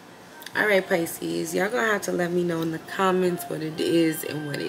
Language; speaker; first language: English; native; English